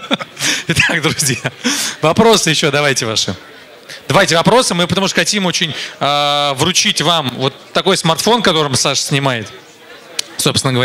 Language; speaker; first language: Russian; native; Russian